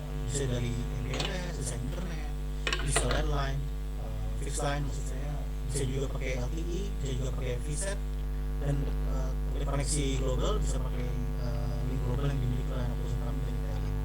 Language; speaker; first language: Indonesian; native; Indonesian